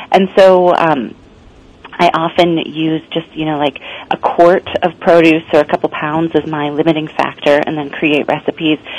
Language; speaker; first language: English; native; English